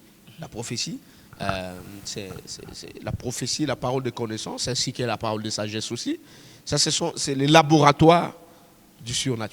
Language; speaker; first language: French; non-native, local second language; Swahili